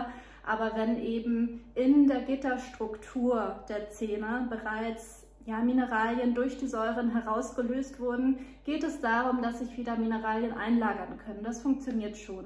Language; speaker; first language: German; native; German